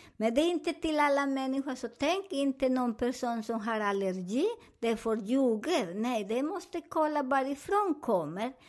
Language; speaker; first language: Swedish; non-native, fluent; Spanish